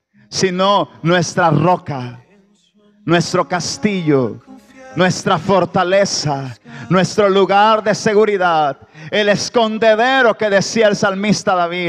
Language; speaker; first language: Spanish; native; Spanish